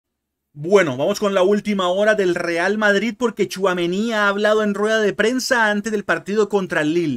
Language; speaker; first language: Spanish; native; Spanish